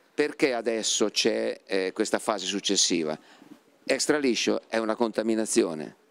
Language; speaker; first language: Italian; native; Italian